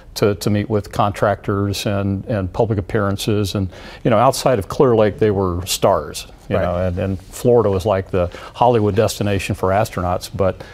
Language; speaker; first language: English; native; English